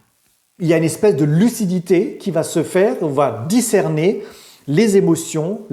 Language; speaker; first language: French; native; French